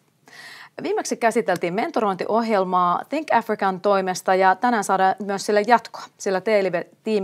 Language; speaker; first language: Finnish; native; Finnish